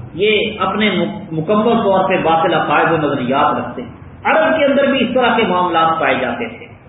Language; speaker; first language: Urdu; non-native, local second language; Punjabi